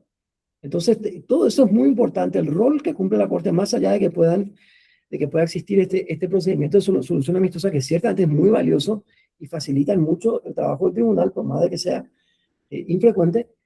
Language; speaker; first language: Spanish; native; Spanish